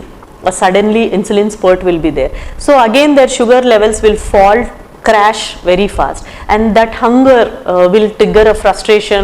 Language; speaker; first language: English; non-native, local second language; Telugu